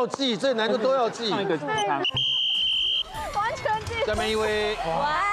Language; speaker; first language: Chinese; native; Chinese